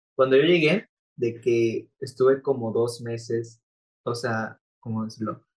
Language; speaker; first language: Spanish; native; Spanish